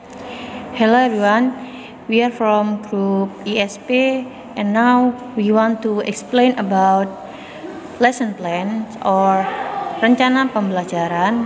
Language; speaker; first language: English; non-native, learner; Indonesian